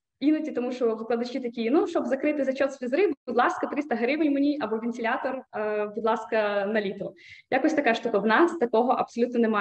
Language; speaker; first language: Ukrainian; native; Ukrainian